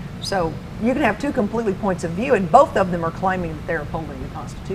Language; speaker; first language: English; native; English